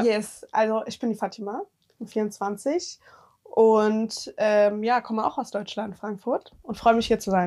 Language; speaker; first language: German; early bilingual, other home language; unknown